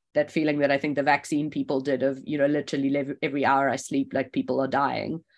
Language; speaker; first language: English; native; English